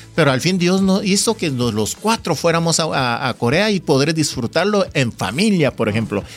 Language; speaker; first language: Spanish; non-native, fluent; Korean